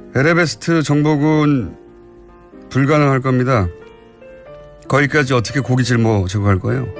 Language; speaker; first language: Korean; native; Korean